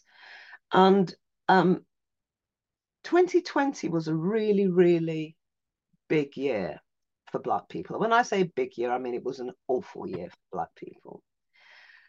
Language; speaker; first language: English; native; English